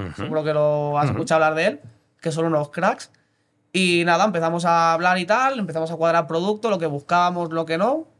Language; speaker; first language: Spanish; native; Spanish